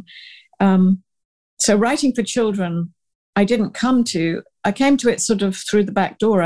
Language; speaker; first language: English; native; English